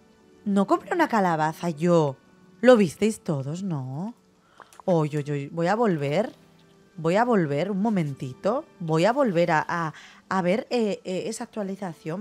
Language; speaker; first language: Spanish; native; Spanish